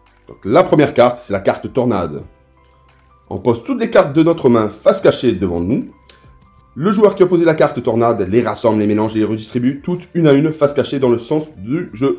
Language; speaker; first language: French; native; French